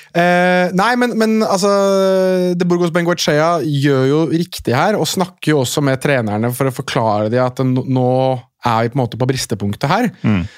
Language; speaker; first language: Norwegian; native; Norwegian